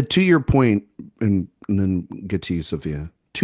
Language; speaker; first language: English; native; English